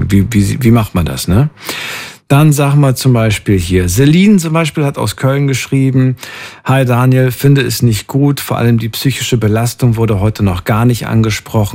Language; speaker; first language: German; native; German